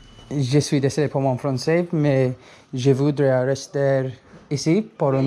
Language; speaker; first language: French; non-native, learner; English